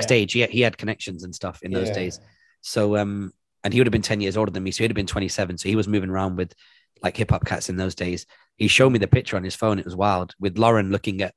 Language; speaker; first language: English; native; English